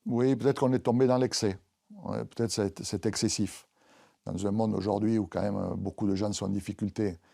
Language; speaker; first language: French; native; French